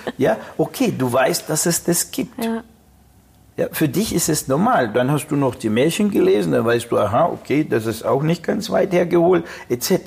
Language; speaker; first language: German; non-native, fluent; Russian